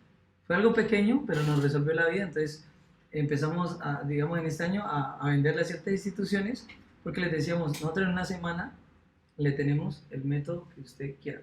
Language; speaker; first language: Spanish; native; Spanish